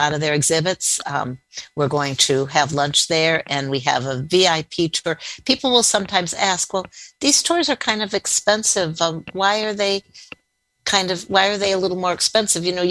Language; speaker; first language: English; native; English